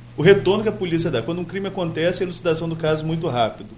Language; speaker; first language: Portuguese; native; Portuguese